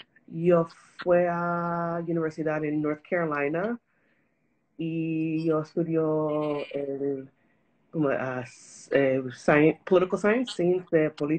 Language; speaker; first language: Spanish; early bilingual, heritage; Spanish